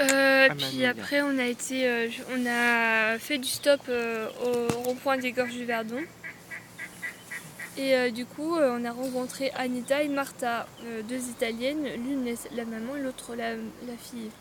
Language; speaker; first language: French; native; French